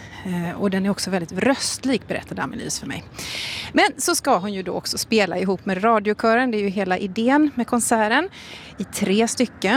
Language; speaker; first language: Swedish; native; Swedish